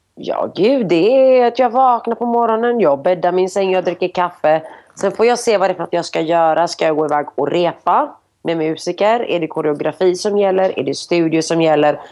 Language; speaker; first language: Swedish; early bilingual, other home language; Greek